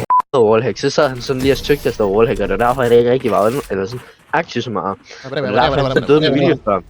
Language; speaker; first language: Danish; native; Danish